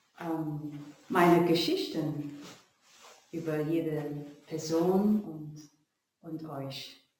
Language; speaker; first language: German; non-native, learner; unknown